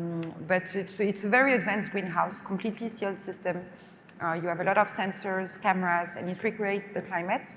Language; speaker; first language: English; non-native, fluent; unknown